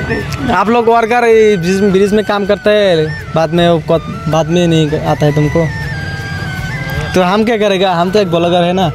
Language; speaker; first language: Hindi; non-native, local second language; Bangla